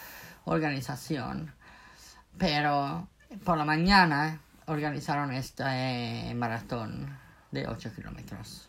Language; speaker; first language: Spanish; non-native, fluent; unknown